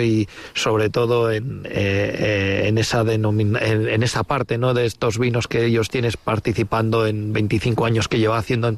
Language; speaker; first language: Spanish; native; Spanish